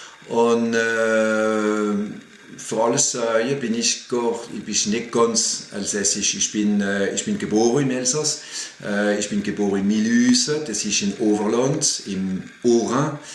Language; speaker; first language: German; non-native, fluent; French